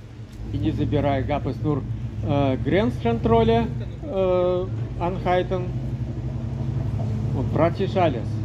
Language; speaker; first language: German; non-native, learner; Russian